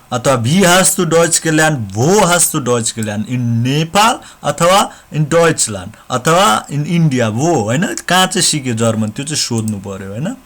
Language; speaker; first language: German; non-native, learner; Nepali